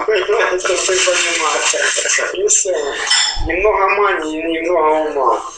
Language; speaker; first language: Russian; native; Russian